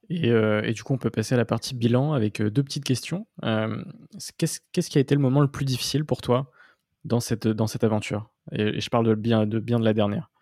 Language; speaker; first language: French; native; French